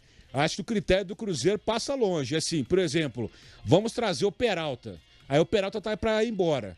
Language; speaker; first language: Portuguese; native; Portuguese